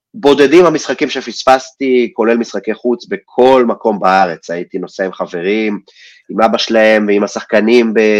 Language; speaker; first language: Hebrew; early bilingual, other home language; Russian